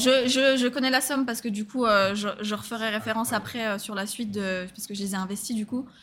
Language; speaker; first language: French; native; French